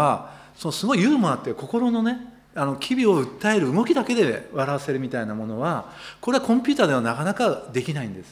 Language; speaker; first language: Japanese; native; Japanese